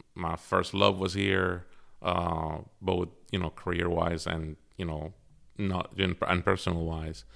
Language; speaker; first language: English; early bilingual, other home language; Spanish